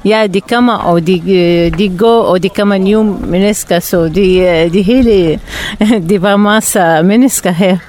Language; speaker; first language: Danish; non-native, learner; Arabic